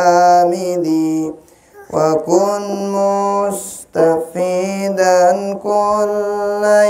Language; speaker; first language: Arabic; non-native, fluent; Indonesian